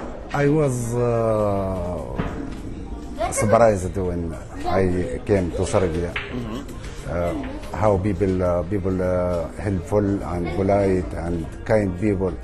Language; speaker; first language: English; non-native, learner; Arabic